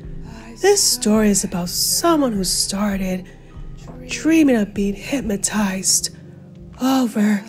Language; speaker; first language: English; native; English